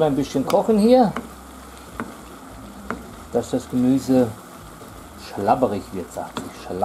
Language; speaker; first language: German; native; German